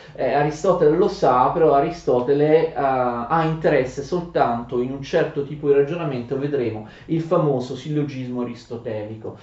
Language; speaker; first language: Italian; native; Italian